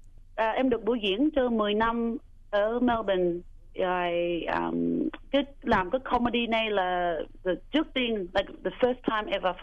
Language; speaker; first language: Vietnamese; early bilingual, heritage; Vietnamese